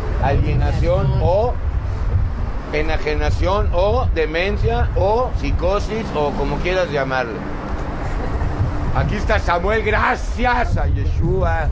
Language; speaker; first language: Spanish; native; Spanish